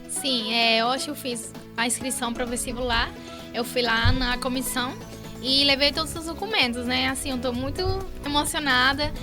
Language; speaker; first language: Portuguese; non-native, fluent; Spanish